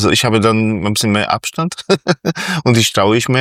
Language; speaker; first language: German; non-native, fluent; Polish